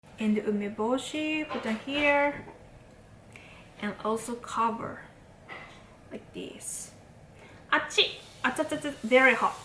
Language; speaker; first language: English; non-native, learner; Japanese